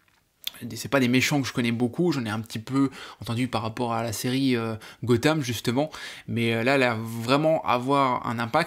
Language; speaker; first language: French; native; French